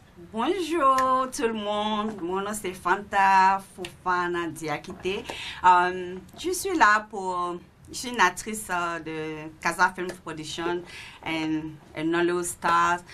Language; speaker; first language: French; non-native, local second language; Mandingo